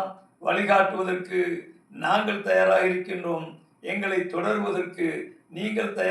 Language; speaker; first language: Tamil; native; Tamil